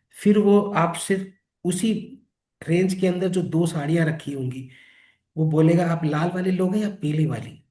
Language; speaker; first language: Hindi; native; Hindi